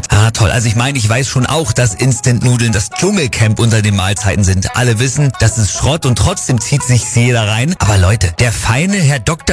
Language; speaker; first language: German; native; German